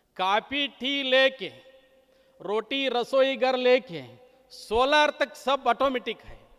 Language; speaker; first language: Hindi; non-native, local second language; Marathi